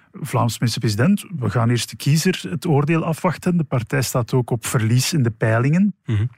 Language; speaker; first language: Dutch; native; Dutch